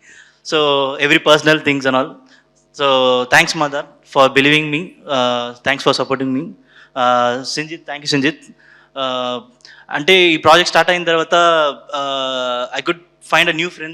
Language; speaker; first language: Telugu; non-native, local second language; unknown